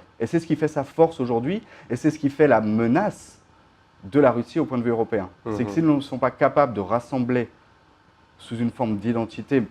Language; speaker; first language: French; native; French